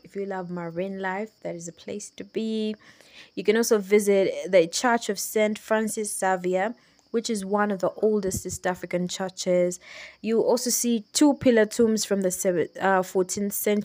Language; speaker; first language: English; non-native, local second language; Ganda